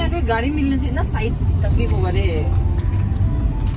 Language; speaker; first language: Hindi; non-native, local second language; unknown